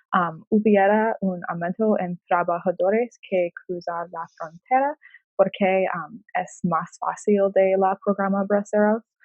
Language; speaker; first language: Spanish; non-native, learner; English